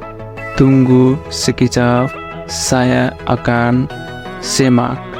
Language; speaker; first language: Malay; non-native, fluent; Nepali